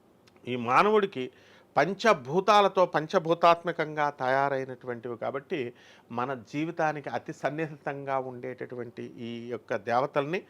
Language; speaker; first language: Telugu; native; Telugu